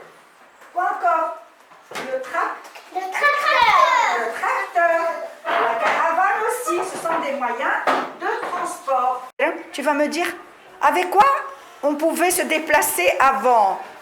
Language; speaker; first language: French; non-native, local second language; Arabic